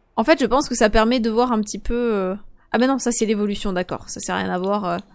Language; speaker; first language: French; native; French